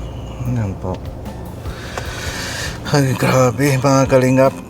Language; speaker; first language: Filipino; non-native, learner; Punjabi